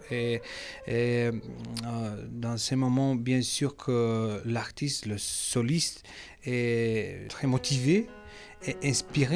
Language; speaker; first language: French; non-native, learner; Macedonian